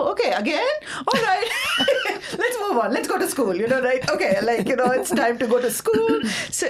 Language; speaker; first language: English; non-native, local second language; Assamese